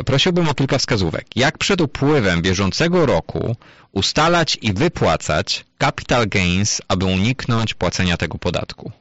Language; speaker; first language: Polish; native; Polish